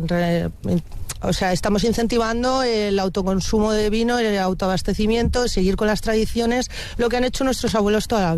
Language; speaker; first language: Spanish; native; Spanish